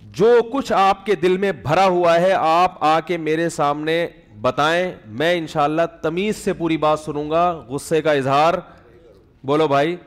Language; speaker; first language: Urdu; native; Urdu